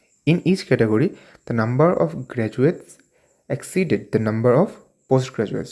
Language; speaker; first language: English; non-native, local second language; Bangla